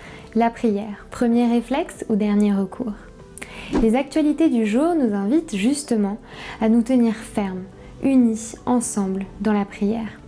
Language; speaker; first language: French; native; French